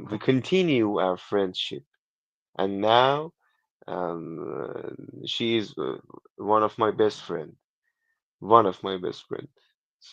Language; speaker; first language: English; non-native, learner; Persian